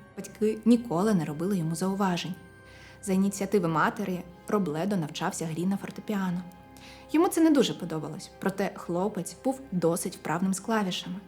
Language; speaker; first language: Ukrainian; non-native, local second language; Russian